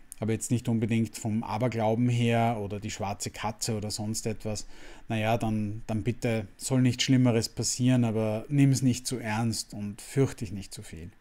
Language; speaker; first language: German; native; German